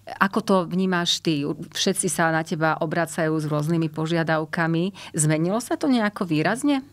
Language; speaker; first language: Slovak; native; Slovak